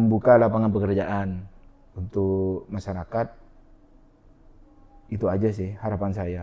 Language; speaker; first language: Indonesian; non-native, local second language; Madurese